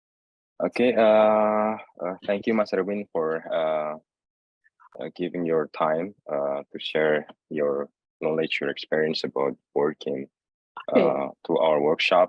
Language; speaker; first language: English; non-native, learner; Indonesian